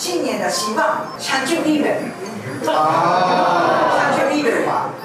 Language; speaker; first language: Chinese; non-native, fluent; Japanese